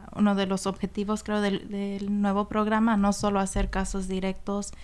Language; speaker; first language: Spanish; early bilingual, heritage; Spanish